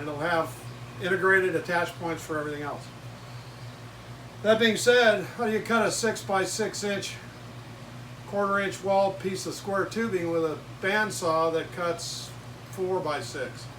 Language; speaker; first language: English; native; English